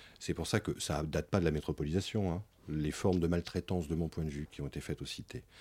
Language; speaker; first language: French; native; French